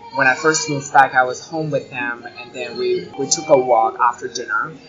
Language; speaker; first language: English; non-native, fluent; Chinese